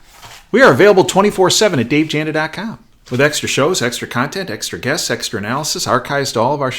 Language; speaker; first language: English; native; English